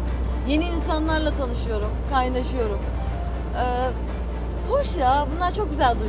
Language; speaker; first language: Turkish; native; Turkish